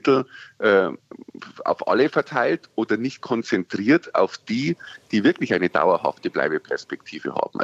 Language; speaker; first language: German; native; German